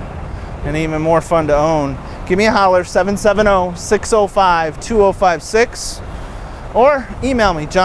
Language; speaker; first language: English; native; English